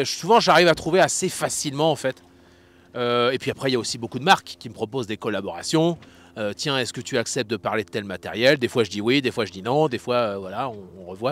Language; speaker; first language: French; native; French